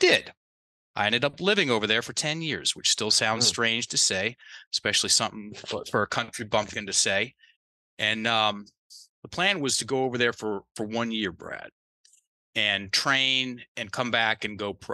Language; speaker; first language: English; native; English